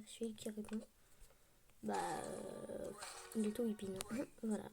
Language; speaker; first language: French; native; French